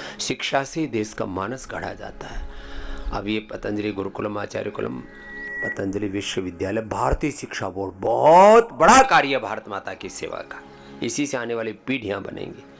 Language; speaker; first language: Hindi; native; Hindi